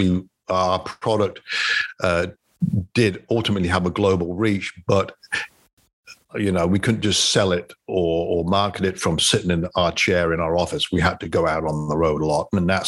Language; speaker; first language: English; native; English